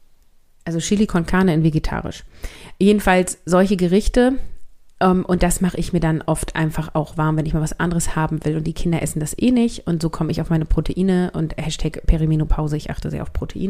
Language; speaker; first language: German; native; German